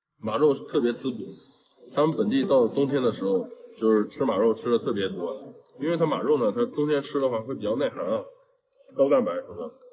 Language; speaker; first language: Chinese; native; Chinese